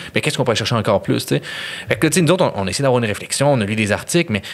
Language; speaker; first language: French; native; French